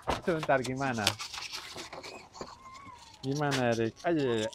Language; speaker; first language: Indonesian; non-native, learner; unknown